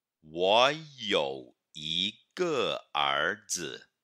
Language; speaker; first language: Chinese; non-native, fluent; Portuguese